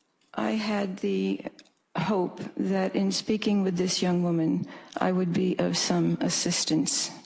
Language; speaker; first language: English; native; English